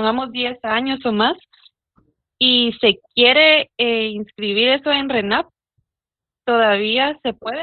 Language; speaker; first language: Spanish; native; Spanish